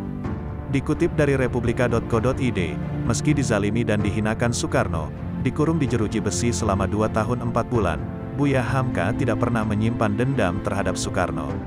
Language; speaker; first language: Indonesian; native; Indonesian